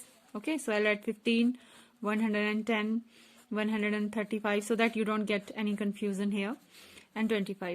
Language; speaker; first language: English; non-native, local second language; Hindi